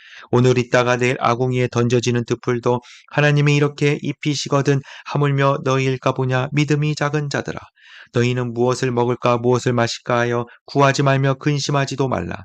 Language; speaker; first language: Korean; native; Korean